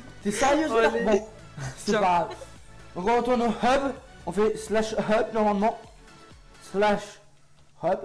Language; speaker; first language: French; native; French